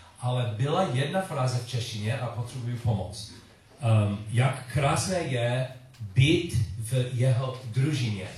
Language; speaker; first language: Czech; non-native, learner; English